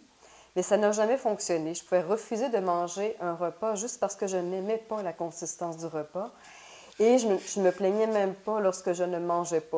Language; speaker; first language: French; native; French